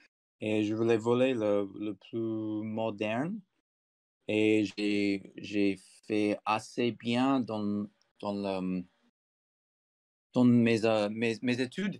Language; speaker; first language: French; non-native, fluent; English